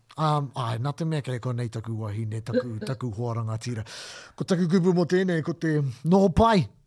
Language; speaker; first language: Māori; non-native, local second language; English